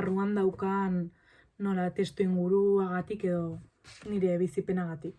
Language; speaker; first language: Basque; non-native, local second language; Spanish